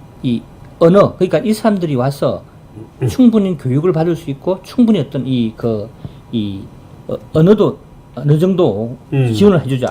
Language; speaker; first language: Korean; native; Korean